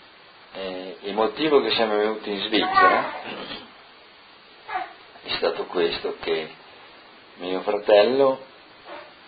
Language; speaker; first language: Italian; non-native, local second language; Friulian